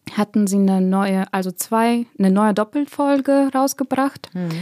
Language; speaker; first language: German; non-native, fluent; Bulgarian